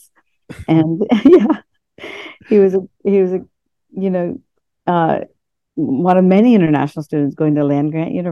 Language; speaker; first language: English; early bilingual, other home language; Urdu